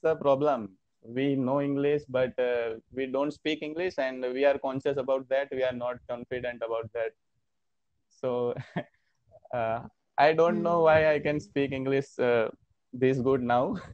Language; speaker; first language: English; non-native, learner; Hindi